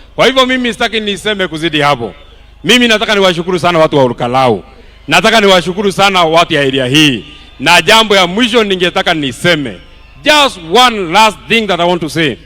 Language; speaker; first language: Swahili; non-native, local second language; Kikuyu